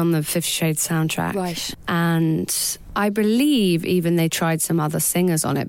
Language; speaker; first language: English; native; English